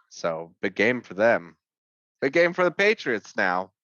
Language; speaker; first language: English; native; English